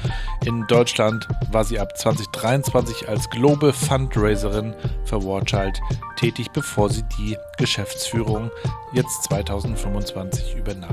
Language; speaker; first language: German; native; German